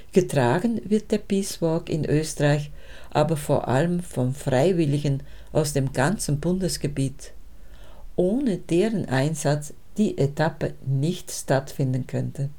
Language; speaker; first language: German; native; German